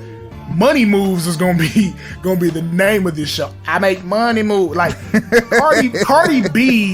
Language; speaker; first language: English; native; English